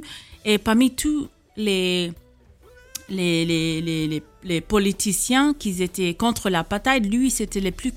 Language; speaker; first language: French; non-native, fluent; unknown